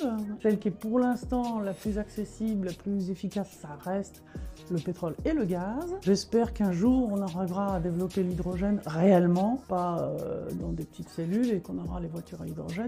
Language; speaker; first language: French; native; French